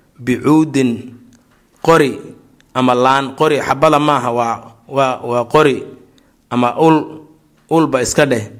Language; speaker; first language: Somali; native; Somali